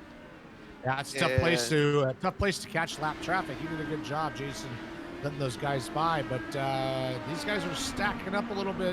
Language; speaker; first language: English; native; English